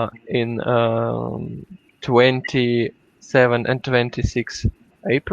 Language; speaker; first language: English; non-native, learner; Russian